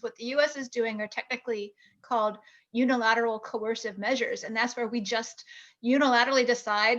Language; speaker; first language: English; native; English